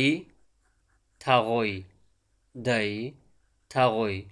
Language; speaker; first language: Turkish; non-native, fluent; Tajik